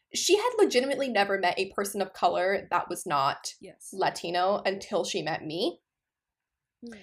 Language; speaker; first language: English; non-native, local second language; Punjabi